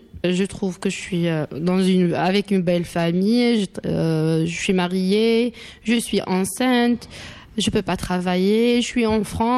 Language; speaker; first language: French; non-native, local second language; Arabic